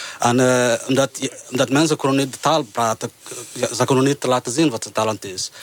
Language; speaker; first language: Dutch; non-native, fluent; Somali